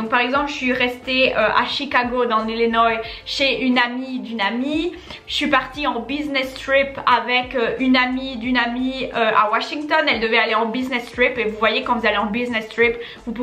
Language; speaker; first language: French; native; French